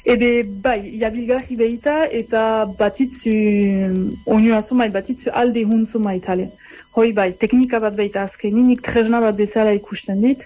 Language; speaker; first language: Basque; native; Basque